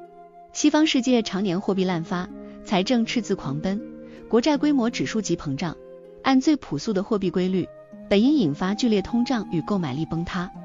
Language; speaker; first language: Chinese; native; Chinese